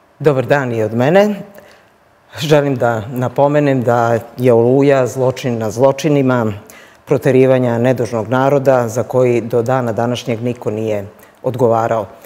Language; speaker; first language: Serbian; native; Serbian